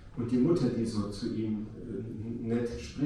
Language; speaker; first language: German; native; German